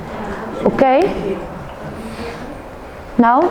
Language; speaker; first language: English; non-native, fluent; Arabic